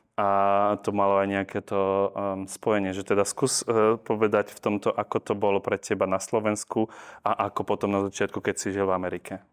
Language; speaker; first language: Slovak; native; Slovak